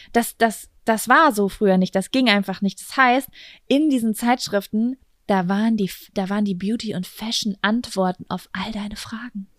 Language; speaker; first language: German; native; German